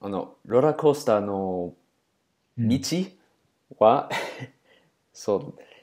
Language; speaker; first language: Japanese; non-native, learner; English